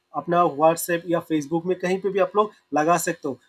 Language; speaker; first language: Hindi; non-native, local second language; Assamese